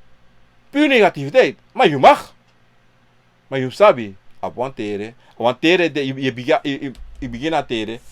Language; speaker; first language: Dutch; non-native, local second language; Sranan Tongo